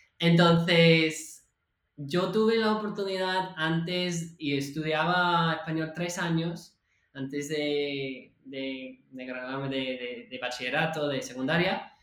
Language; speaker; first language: Spanish; non-native, fluent; English